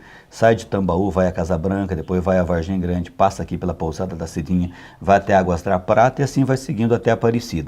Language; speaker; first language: Portuguese; native; Portuguese